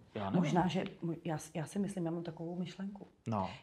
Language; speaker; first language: Czech; native; Czech